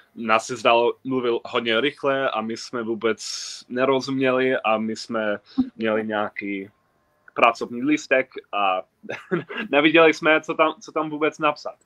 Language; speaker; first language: Czech; non-native, fluent; English